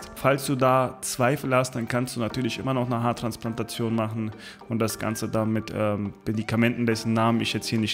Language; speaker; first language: German; native; German